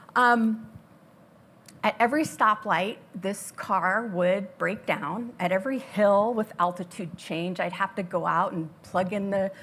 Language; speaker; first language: English; native; English